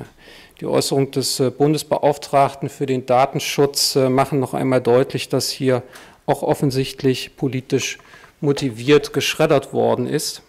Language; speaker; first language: German; native; German